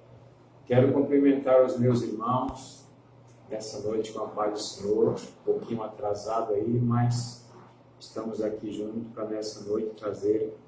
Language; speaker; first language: Portuguese; native; Portuguese